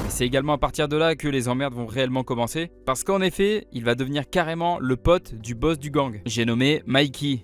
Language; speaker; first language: French; native; French